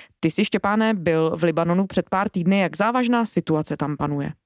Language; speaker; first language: Czech; native; Czech